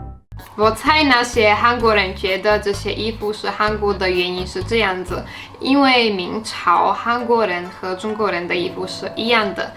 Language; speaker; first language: Chinese; non-native, fluent; Slovak